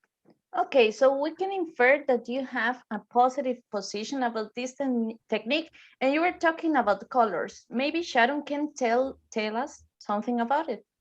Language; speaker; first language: English; non-native, fluent; Spanish